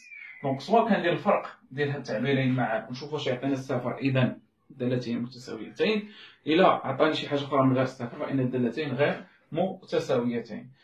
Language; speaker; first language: Arabic; native; Arabic